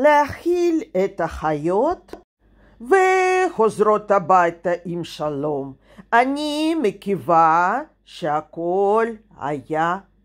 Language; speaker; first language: Hebrew; non-native, fluent; Russian